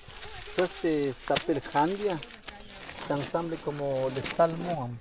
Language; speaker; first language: French; non-native, learner; Spanish